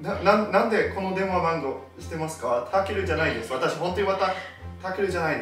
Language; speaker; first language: Japanese; non-native, learner; English